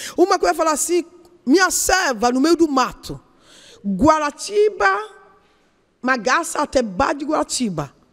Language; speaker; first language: Portuguese; non-native, learner; Yoruba